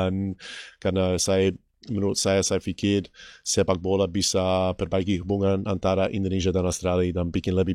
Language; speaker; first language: Indonesian; non-native, fluent; English